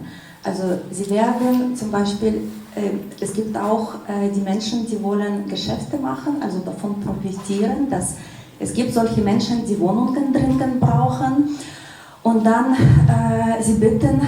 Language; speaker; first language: German; non-native, fluent; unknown